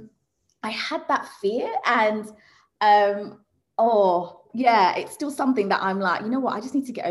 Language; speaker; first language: English; early bilingual, other home language; Swahili